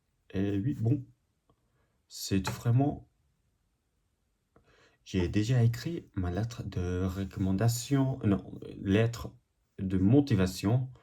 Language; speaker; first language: French; non-native, learner; English